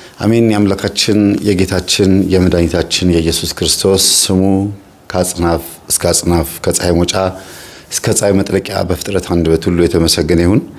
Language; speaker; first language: Amharic; native; Amharic